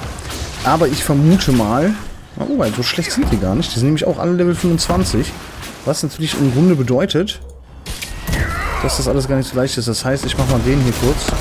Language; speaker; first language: German; native; German